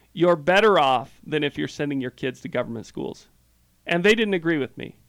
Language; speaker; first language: English; native; English